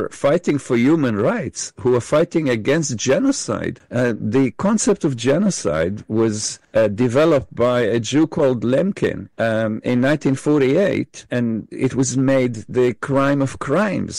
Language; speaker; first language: English; non-native, fluent; Hebrew